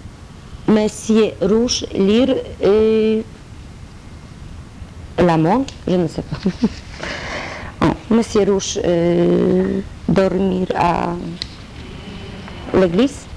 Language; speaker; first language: French; non-native, learner; Polish